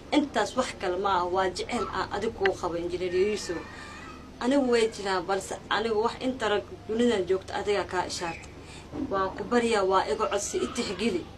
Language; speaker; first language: Somali; early bilingual, heritage; Somali